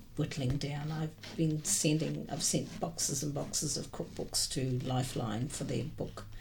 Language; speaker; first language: English; native; English